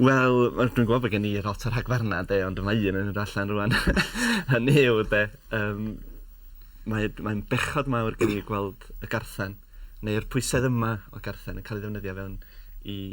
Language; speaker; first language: Welsh; native; Welsh